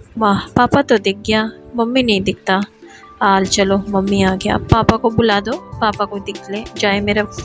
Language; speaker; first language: Hindi; non-native, local second language; Bangla